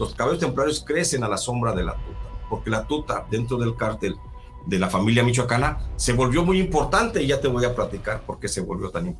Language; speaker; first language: Spanish; native; Spanish